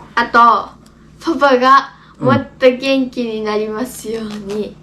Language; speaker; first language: Japanese; early bilingual, other home language; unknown